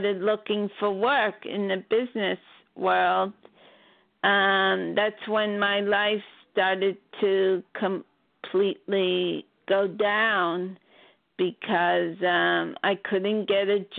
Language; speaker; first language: English; native; English